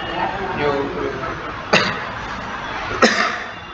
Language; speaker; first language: English; non-native, learner; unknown